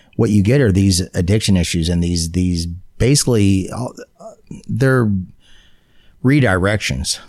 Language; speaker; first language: English; native; English